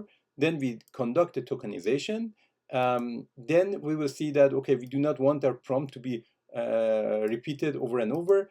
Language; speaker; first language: English; non-native, fluent; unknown